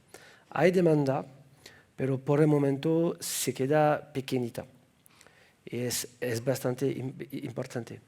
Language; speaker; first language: Spanish; non-native, fluent; French